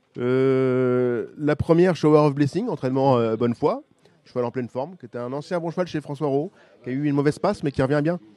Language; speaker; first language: French; native; French